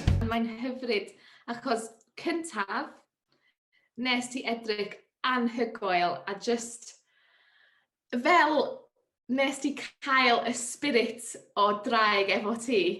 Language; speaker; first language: Welsh; non-native, learner; English